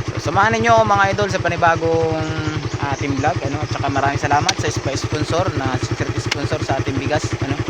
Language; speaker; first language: Filipino; native; Filipino